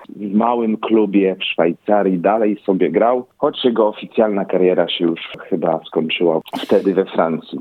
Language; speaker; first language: Polish; early bilingual, heritage; Polish